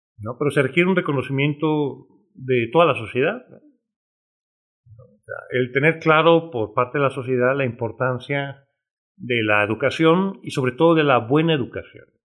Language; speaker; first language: Spanish; native; Spanish